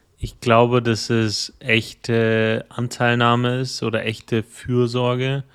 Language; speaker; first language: German; native; German